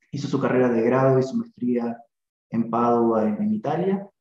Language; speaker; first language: Spanish; native; Spanish